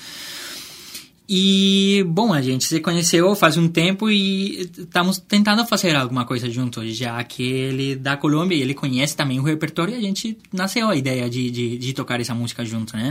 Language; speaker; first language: Portuguese; non-native, fluent; Spanish